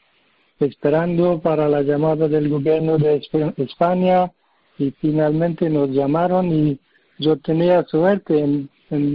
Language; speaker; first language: Spanish; non-native, learner; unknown